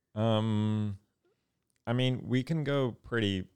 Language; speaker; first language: English; non-native, local second language; Urdu